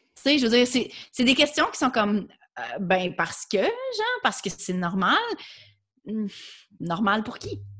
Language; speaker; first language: French; native; French